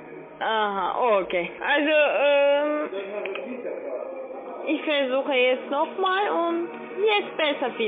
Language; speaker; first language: German; non-native, learner; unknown